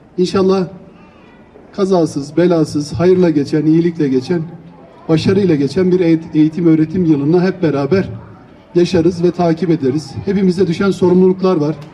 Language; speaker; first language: Turkish; native; Turkish